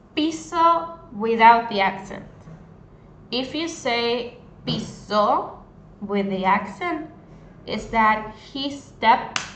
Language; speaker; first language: English; non-native, fluent; Spanish